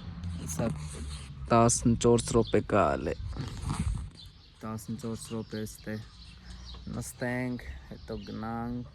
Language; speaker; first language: Armenian; non-native, learner; Hindi